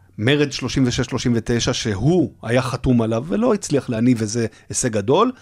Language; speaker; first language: Hebrew; native; Hebrew